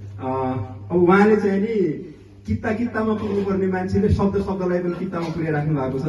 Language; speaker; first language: Nepali; non-native, local second language; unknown